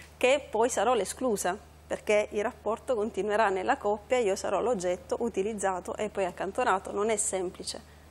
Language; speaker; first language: Italian; non-native, fluent; Dutch